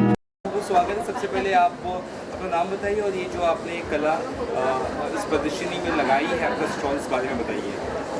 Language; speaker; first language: Hindi; native; Hindi